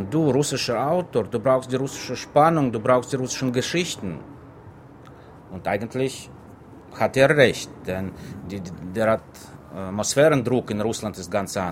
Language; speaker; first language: German; non-native, fluent; Russian